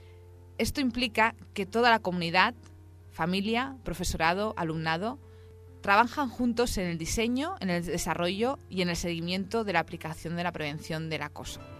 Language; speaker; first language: Spanish; native; Spanish